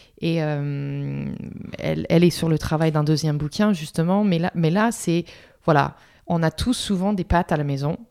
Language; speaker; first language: French; non-native, fluent; English